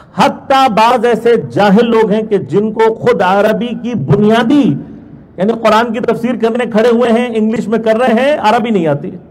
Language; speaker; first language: Urdu; native; Urdu